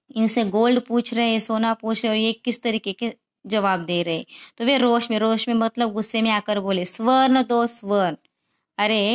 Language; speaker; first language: Hindi; non-native, local second language; Marathi